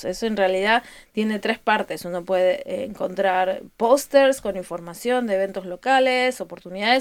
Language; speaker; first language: Spanish; native; Spanish